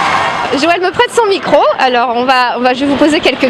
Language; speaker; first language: French; native; French